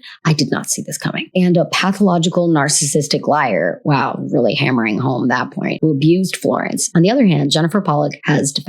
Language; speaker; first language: English; native; English